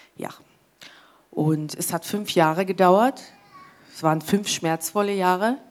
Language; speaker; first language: German; non-native, fluent; English